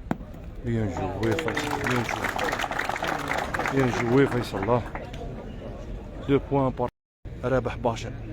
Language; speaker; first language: Arabic; native; Arabic